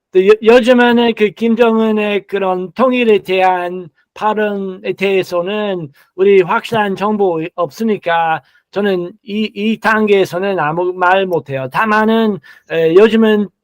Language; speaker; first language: Korean; non-native, fluent; English